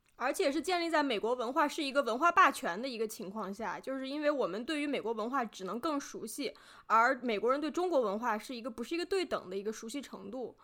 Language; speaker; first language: Chinese; native; Chinese